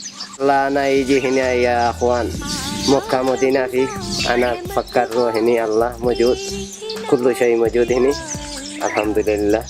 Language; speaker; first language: Arabic; non-native, learner; Bangla